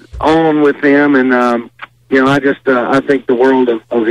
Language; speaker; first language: English; native; English